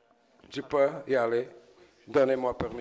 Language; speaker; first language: French; non-native, fluent; Portuguese